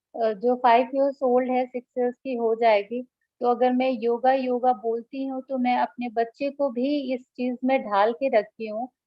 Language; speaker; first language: Hindi; non-native, local second language; Bangla